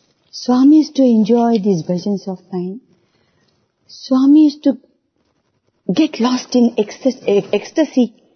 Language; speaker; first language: English; non-native, local second language; Marathi